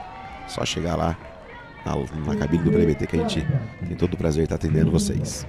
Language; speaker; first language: Portuguese; native; Portuguese